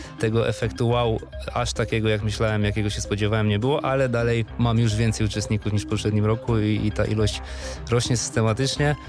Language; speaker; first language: Polish; native; Polish